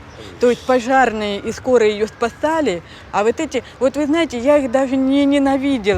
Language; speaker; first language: Russian; native; Russian